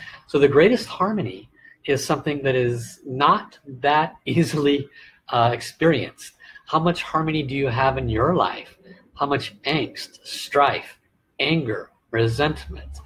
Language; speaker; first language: English; native; English